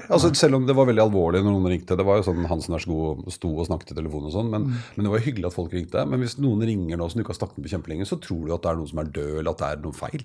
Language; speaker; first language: Norwegian; native; Norwegian